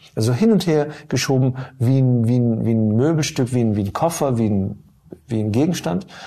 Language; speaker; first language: German; early bilingual, other home language; Turkish